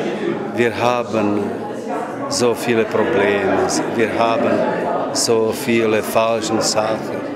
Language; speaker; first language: German; non-native, learner; Czech